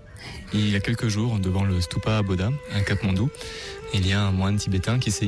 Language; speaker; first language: French; native; French